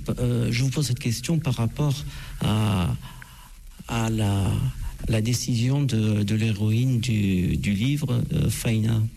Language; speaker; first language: French; native; French